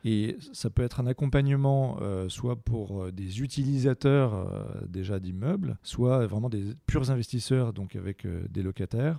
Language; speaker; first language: French; native; French